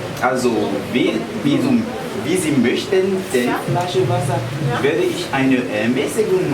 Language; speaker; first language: German; non-native, learner; French